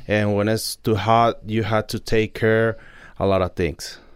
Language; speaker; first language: English; non-native, learner; Spanish